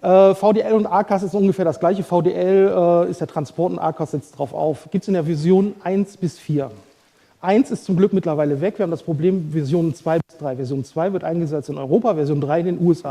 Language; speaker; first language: German; native; German